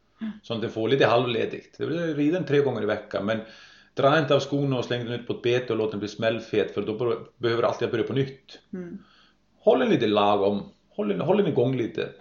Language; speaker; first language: Swedish; non-native, fluent; Icelandic